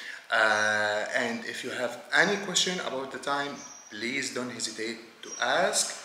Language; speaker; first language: English; non-native, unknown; Arabic